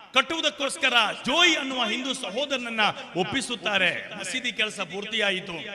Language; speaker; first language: Kannada; non-native, local second language; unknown